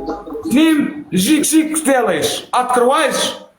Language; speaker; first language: Russian; non-native, learner; Turkmen